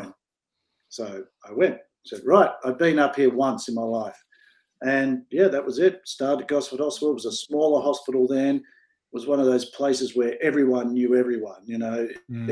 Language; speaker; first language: English; native; English